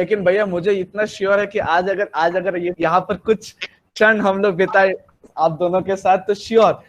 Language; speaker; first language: Hindi; non-native, local second language; Bangla